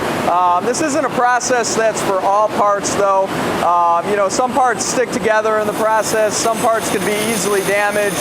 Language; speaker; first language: English; native; English